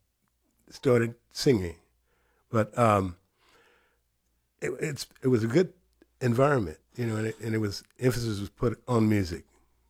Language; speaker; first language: English; native; English